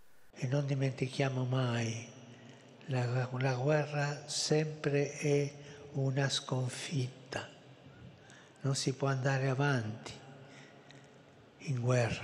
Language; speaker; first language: Italian; early bilingual, heritage; Spanish